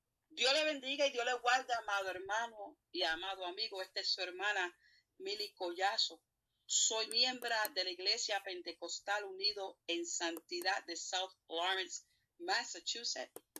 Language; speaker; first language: Spanish; native; Spanish